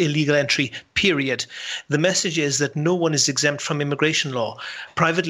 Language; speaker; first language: English; native; English